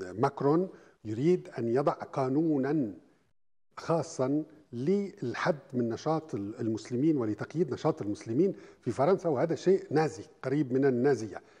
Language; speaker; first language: Arabic; native; Arabic